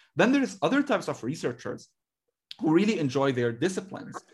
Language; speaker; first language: English; non-native, fluent; Arabic